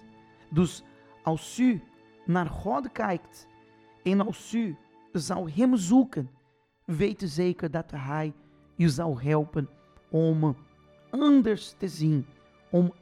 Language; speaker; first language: Dutch; non-native, fluent; Portuguese